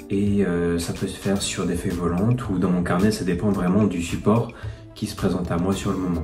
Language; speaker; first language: French; native; French